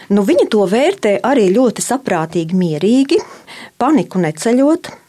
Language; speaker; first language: Latvian; native; Latvian